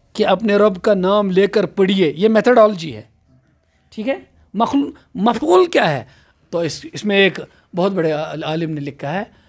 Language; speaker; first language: Urdu; non-native, local second language; Kashmiri